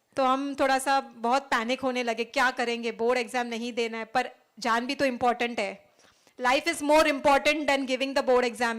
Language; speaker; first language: Hindi; non-native, local second language; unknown